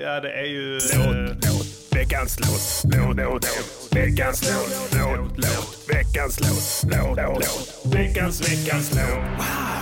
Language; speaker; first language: Swedish; native; Swedish